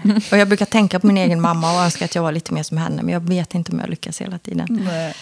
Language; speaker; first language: Swedish; early bilingual, other home language; Korean